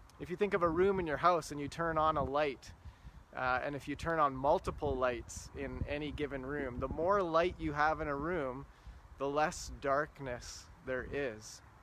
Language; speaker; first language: English; native; English